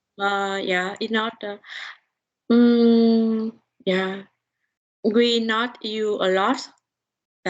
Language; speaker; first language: English; non-native, learner; Vietnamese